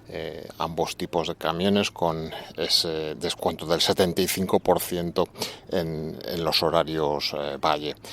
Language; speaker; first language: Spanish; native; Spanish